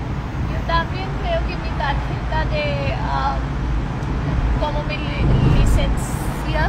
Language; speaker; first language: Spanish; non-native, learner; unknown